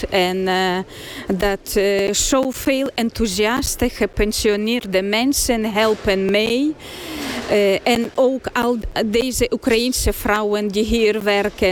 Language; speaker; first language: Dutch; non-native, fluent; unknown